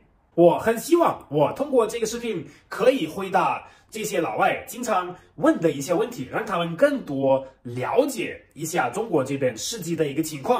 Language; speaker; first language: Chinese; non-native, fluent; German